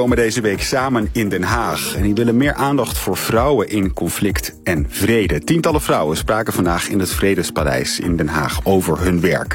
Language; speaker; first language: Dutch; native; Dutch